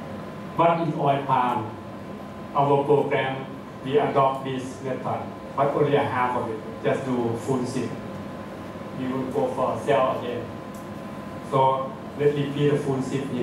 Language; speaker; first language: English; non-native, fluent; Thai